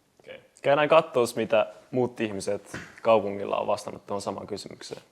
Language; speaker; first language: Finnish; native; Finnish